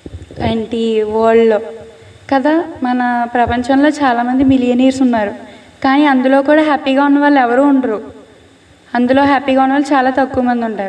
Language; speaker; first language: Telugu; native; Telugu